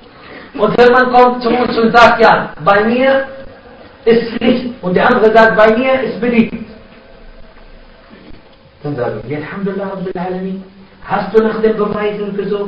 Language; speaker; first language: German; non-native, fluent; Arabic